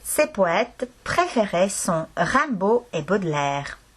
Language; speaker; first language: French; non-native, fluent; Estonian